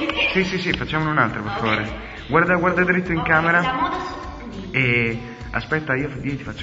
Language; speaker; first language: Italian; native; Italian